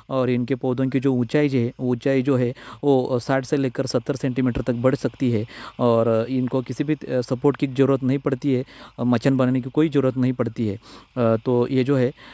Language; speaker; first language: Hindi; non-native, local second language; Marathi